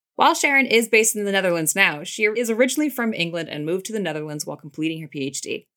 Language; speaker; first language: English; native; English